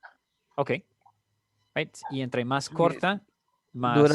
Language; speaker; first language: Spanish; non-native, fluent; English